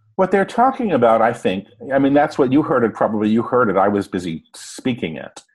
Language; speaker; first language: English; native; English